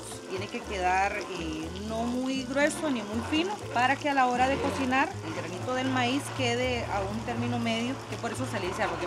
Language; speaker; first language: Spanish; native; Spanish